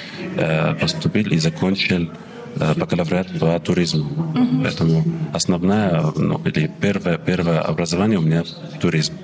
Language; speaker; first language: Russian; non-native, learner; Arabic